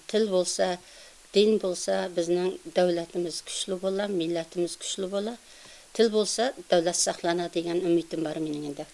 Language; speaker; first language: Tatar; early bilingual, heritage; Tatar